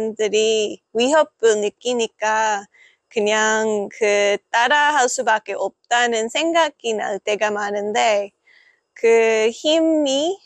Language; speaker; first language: Korean; non-native, fluent; English